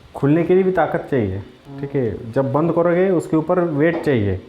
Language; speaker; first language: Hindi; non-native, local second language; Marathi